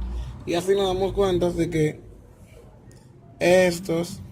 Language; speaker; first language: Spanish; native; Spanish